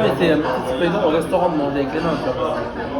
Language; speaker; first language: French; native; French